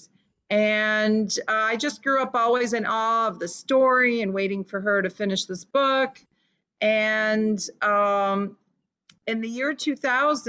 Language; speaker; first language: English; early bilingual, other home language; Lithuanian